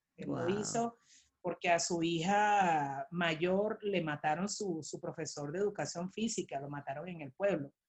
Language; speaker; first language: Spanish; native; Spanish